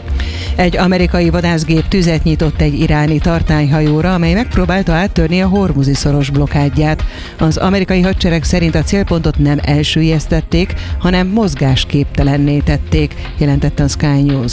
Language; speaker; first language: Hungarian; native; Hungarian